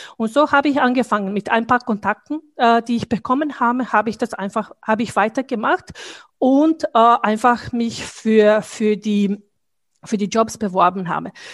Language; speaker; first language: German; non-native, fluent; Bosnian